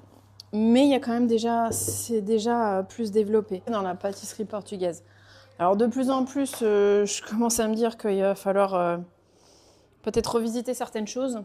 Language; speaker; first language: French; native; French